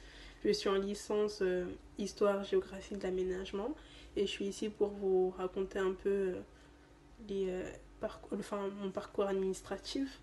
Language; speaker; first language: French; native; French